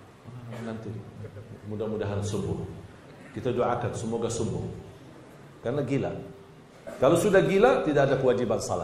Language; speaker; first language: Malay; non-native, fluent; Arabic